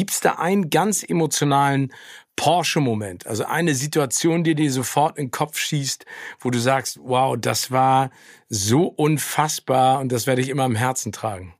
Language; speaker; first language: German; native; German